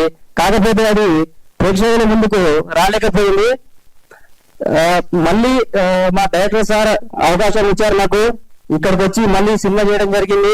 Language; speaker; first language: Telugu; native; Telugu